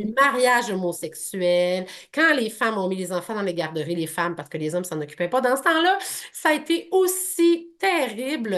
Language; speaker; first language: French; native; French